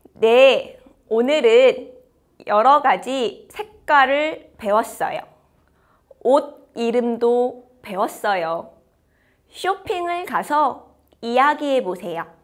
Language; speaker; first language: Korean; native; Korean